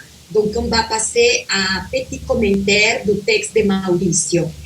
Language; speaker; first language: French; non-native, fluent; Spanish